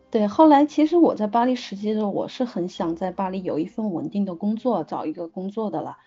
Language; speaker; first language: Chinese; native; Chinese